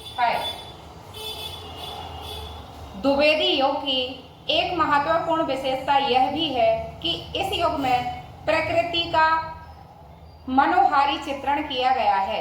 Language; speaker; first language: Hindi; native; Hindi